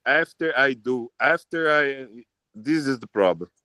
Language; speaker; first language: English; non-native, learner; Portuguese